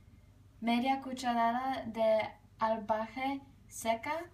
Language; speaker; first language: Spanish; non-native, learner; English